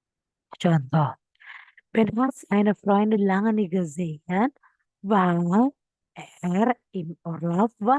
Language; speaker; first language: German; non-native, fluent; Indonesian